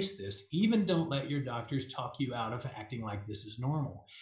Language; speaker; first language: English; native; English